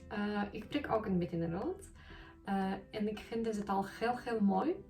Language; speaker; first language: Dutch; non-native, learner; Ukrainian